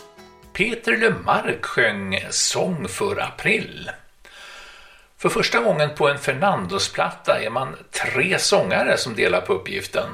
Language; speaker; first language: Swedish; native; Swedish